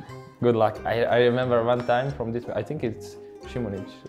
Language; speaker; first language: English; non-native, learner; Croatian